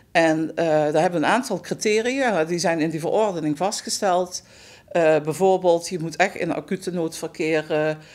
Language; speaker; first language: Dutch; native; Dutch